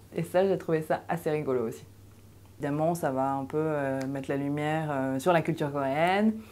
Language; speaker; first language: French; early bilingual, other home language; Korean